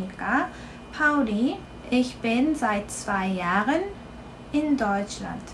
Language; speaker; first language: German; non-native, fluent; Korean